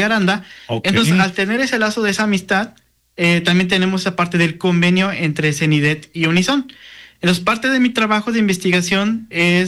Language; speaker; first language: Spanish; non-native, local second language; Nahuatl languages